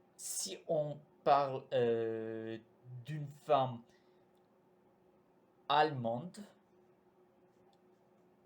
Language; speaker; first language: French; non-native, learner; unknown